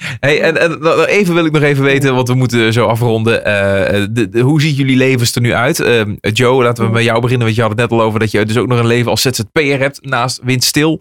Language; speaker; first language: Dutch; native; Dutch